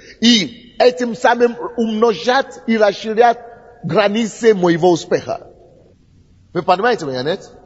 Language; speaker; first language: Russian; non-native, fluent; Yoruba